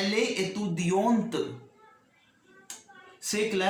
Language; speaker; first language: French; non-native, learner; Hindi